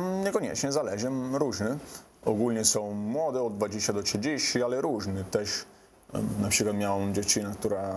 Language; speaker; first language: Polish; non-native, learner; Italian